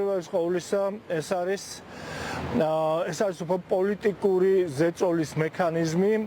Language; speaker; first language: Georgian; native; Georgian